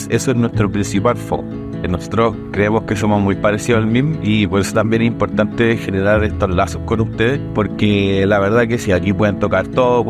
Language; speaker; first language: Spanish; native; Spanish